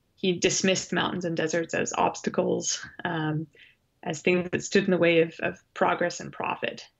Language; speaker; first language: English; native; English